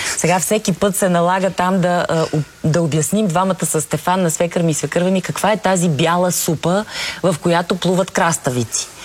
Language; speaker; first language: Bulgarian; native; Bulgarian